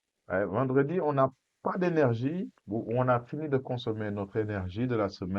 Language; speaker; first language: French; non-native, fluent; Portuguese